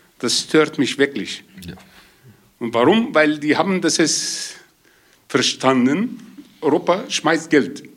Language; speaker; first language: German; non-native, learner; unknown